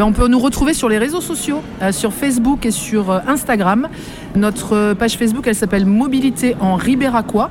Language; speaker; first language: French; native; French